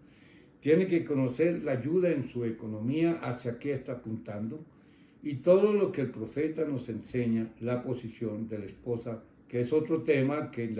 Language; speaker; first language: Spanish; native; Spanish